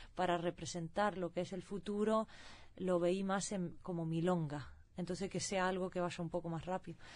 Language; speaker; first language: Spanish; early bilingual, heritage; Swedish